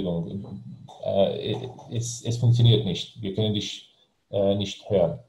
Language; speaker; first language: German; non-native, learner; Bosnian